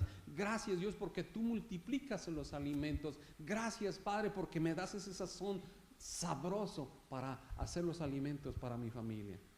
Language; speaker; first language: Spanish; native; Spanish